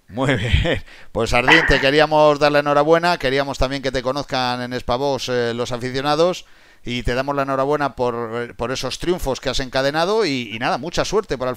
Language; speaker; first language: Spanish; native; Spanish